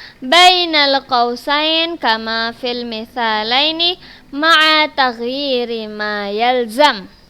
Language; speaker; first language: Arabic; non-native, fluent; Indonesian